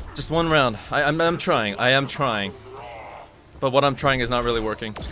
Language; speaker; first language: English; non-native, fluent; Korean